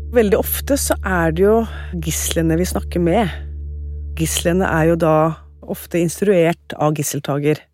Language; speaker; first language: Norwegian; native; Norwegian